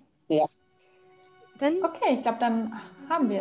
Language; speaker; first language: German; native; German